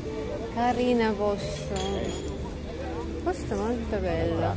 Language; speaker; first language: Italian; non-native, learner; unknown